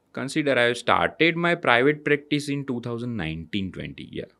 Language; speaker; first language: English; non-native, local second language; Gujarati